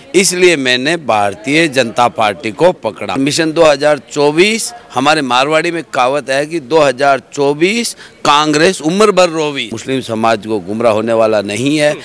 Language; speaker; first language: Hindi; native; Hindi